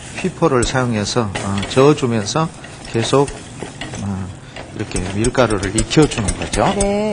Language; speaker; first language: Korean; native; Korean